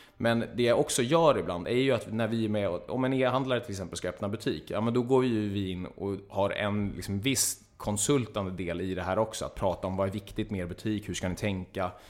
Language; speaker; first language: Swedish; native; Swedish